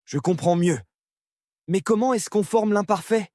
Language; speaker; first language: French; non-native, learner; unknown